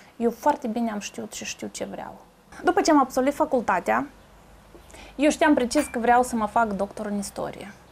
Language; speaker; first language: Romanian; native; Romanian